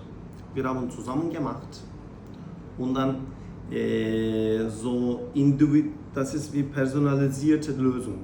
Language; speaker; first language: German; non-native, learner; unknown